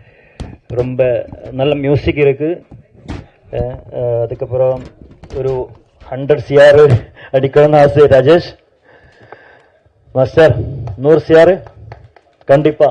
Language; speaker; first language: Tamil; non-native, learner; Malayalam